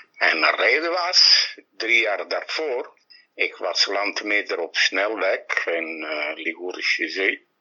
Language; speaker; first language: Dutch; non-native, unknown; Italian